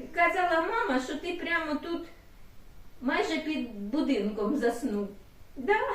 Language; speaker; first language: Ukrainian; native; Ukrainian